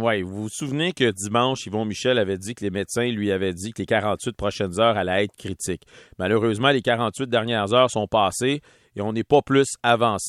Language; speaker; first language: French; native; French